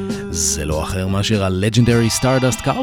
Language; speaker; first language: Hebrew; native; Hebrew